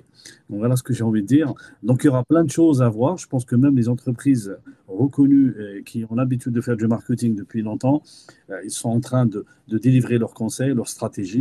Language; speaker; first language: French; native; French